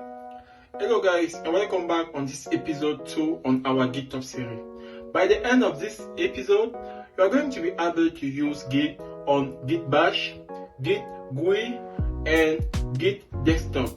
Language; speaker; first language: English; non-native, fluent; French